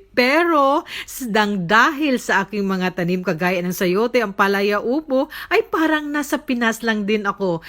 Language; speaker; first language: Filipino; native; Filipino